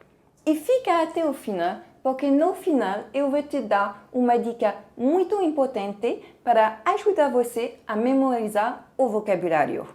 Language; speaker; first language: Portuguese; non-native, fluent; French